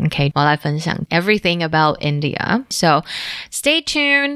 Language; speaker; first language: English; non-native, fluent; Chinese